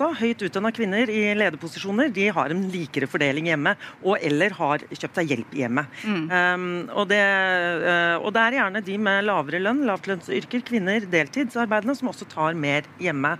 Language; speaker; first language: Norwegian; native; Norwegian